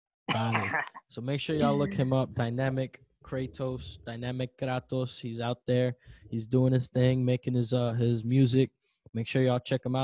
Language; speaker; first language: English; early bilingual, other home language; Spanish